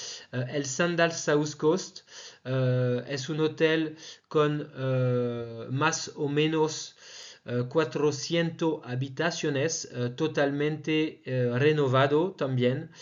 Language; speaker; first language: Spanish; non-native, fluent; French